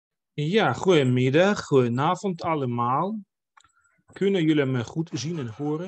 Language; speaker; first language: Dutch; non-native, fluent; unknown